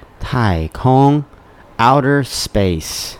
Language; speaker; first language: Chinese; non-native, learner; English